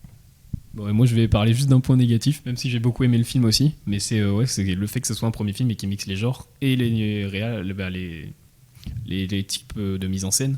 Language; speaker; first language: French; native; French